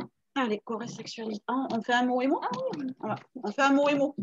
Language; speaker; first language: French; native; French